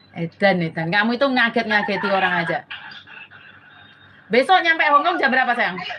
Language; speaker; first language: Indonesian; native; Indonesian